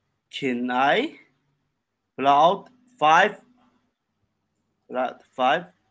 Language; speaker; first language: English; non-native, learner; Chinese